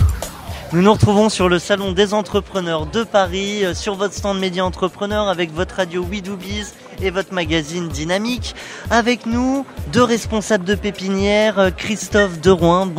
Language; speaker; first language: French; native; French